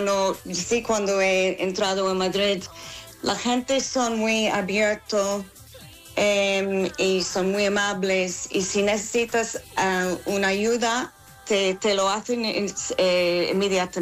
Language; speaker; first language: Spanish; non-native, learner; English